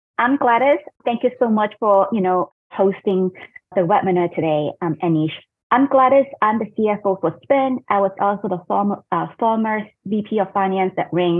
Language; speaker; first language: English; non-native, fluent; Cantonese